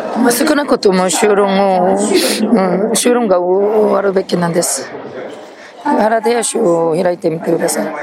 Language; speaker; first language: Japanese; non-native, fluent; Korean